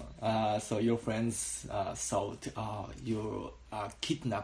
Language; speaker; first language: English; non-native, learner; Japanese